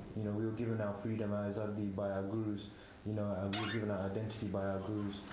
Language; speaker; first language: English; native; English